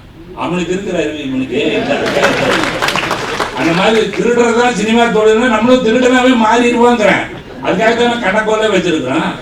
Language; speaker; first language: Tamil; native; Tamil